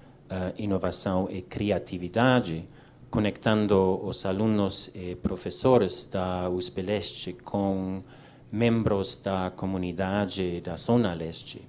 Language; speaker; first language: Portuguese; non-native, learner; English